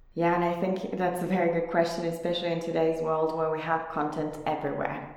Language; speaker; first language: English; non-native, fluent; Finnish